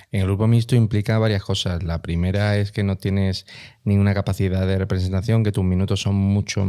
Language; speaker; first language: Spanish; native; Spanish